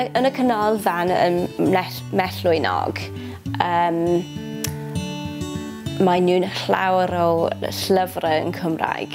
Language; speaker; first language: Welsh; non-native, learner; English